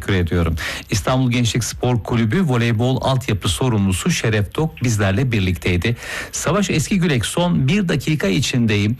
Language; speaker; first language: Turkish; native; Turkish